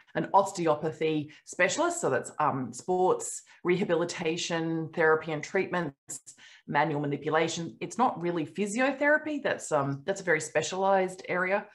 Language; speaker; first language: English; native; English